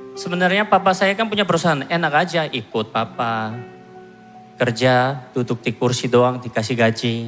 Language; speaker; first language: Indonesian; non-native, fluent; Korean